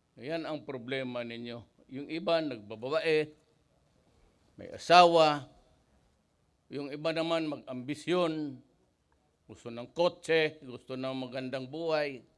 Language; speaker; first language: Filipino; non-native, local second language; Cebuano